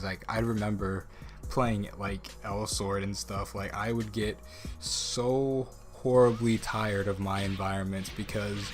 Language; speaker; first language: English; native; English